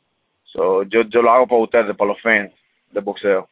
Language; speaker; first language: Spanish; early bilingual, heritage; English